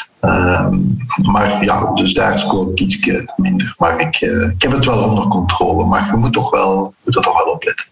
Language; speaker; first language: Dutch; early bilingual, heritage; Dutch